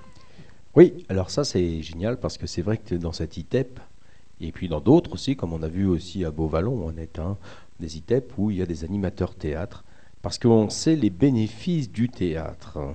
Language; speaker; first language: French; native; French